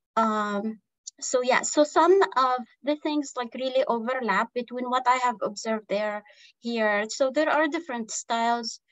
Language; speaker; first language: English; non-native, fluent; Arabic